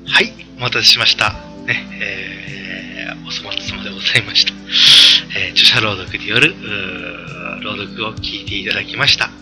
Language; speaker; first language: Japanese; native; Japanese